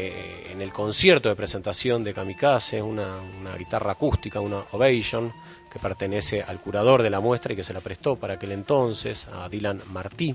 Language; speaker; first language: Spanish; native; Spanish